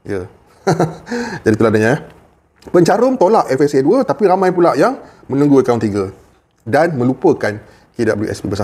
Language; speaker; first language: Malay; native; Malay